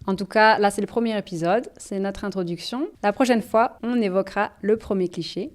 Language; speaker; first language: French; native; French